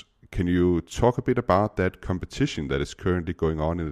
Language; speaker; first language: English; non-native, fluent; Danish